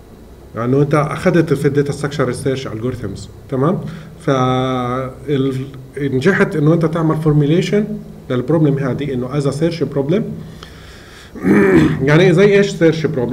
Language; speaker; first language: Arabic; native; Arabic